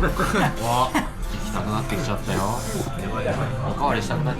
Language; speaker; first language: Japanese; native; Japanese